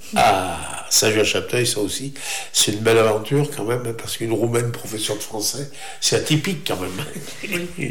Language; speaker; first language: French; native; French